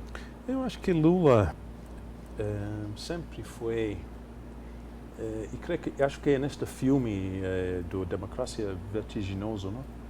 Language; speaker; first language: Portuguese; non-native, fluent; English